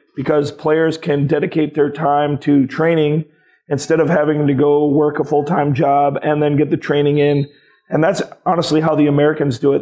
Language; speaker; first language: English; native; English